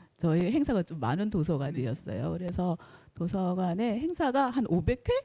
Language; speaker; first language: Korean; native; Korean